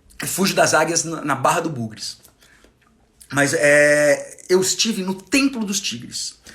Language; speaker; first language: Portuguese; native; Portuguese